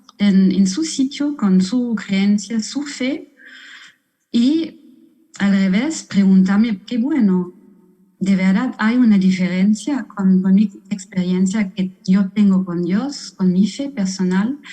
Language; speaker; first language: Spanish; non-native, fluent; German